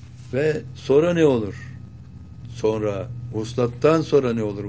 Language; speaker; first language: Turkish; native; Turkish